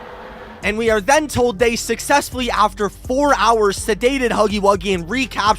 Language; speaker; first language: English; native; English